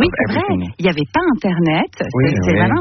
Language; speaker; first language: French; native; French